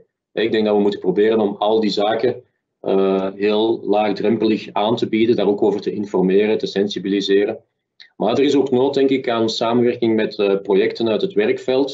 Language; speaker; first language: Dutch; native; Dutch